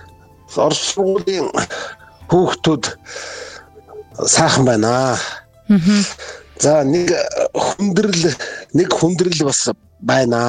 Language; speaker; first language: Mongolian; native; Mongolian